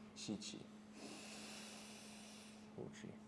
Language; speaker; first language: Chinese; non-native, fluent; English